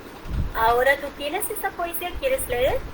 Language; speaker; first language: Spanish; non-native, fluent; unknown